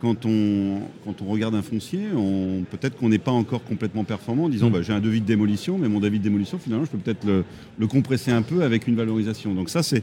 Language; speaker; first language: French; native; French